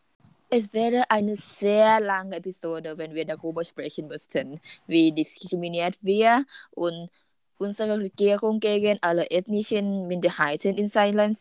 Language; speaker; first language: German; non-native, learner; Thai